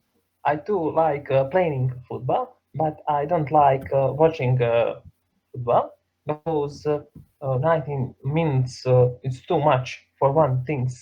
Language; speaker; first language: English; non-native, learner; Serbian